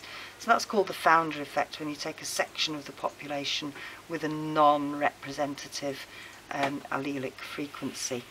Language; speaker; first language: English; native; English